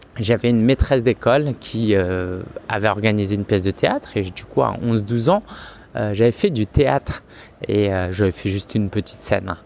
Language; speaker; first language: French; early bilingual, other home language; Chinese